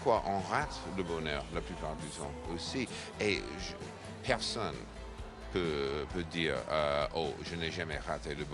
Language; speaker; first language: French; non-native, fluent; English